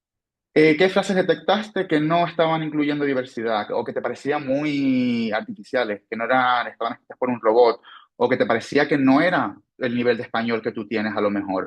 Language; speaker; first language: Spanish; native; Spanish